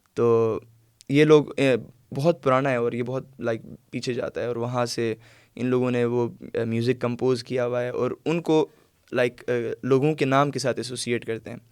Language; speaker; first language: Urdu; non-native, local second language; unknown